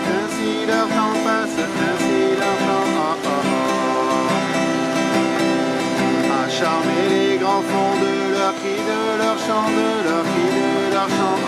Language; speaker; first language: French; native; French